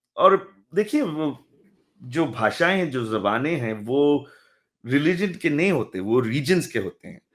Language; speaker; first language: Hindi; early bilingual, heritage; Urdu